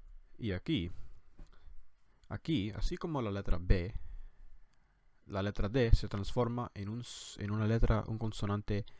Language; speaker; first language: Spanish; non-native, fluent; English